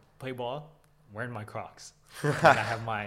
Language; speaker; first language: English; early bilingual, other home language; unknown